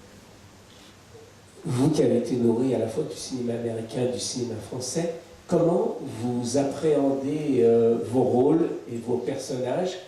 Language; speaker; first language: French; native; French